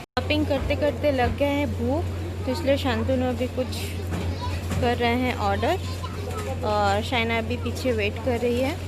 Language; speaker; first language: Hindi; non-native, local second language; Bangla